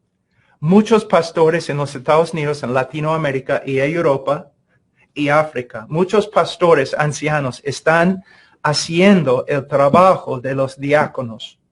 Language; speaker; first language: Spanish; non-native, fluent; English